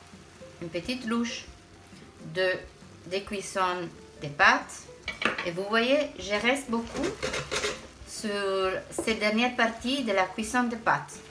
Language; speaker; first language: French; non-native, fluent; Italian